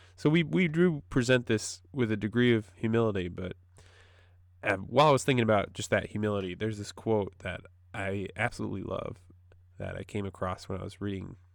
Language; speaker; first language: English; native; English